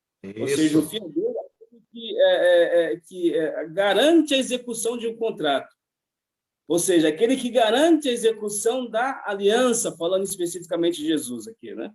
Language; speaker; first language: Portuguese; native; Portuguese